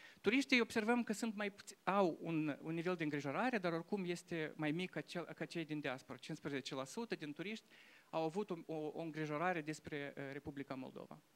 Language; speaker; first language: Romanian; non-native, local second language; Russian